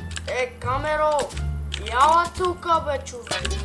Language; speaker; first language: Bulgarian; early bilingual, heritage; Bulgarian